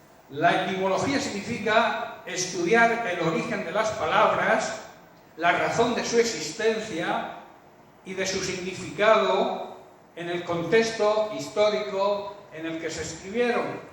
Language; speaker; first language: Spanish; native; Spanish